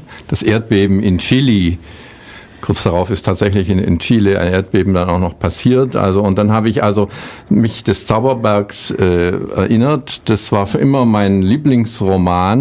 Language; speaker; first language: German; native; German